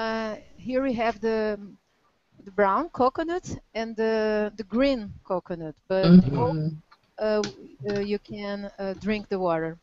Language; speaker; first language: English; non-native, learner; Portuguese